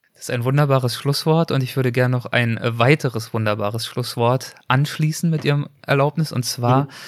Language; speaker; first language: German; native; German